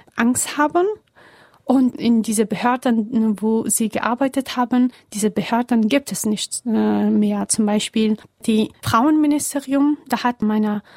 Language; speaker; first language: German; non-native, fluent; Persian